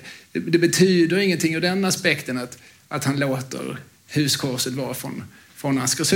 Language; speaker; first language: Swedish; native; Swedish